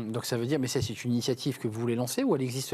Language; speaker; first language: French; native; French